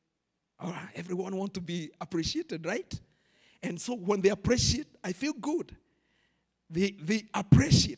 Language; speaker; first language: English; non-native, local second language; Swahili